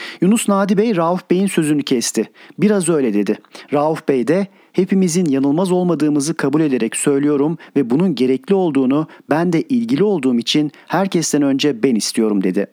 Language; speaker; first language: Turkish; native; Turkish